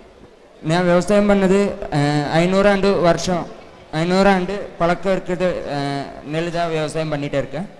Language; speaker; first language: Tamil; non-native, learner; Malayalam